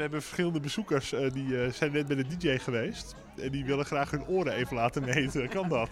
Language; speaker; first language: Dutch; native; Dutch